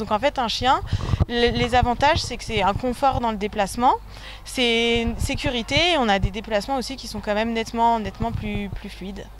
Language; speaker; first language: French; native; French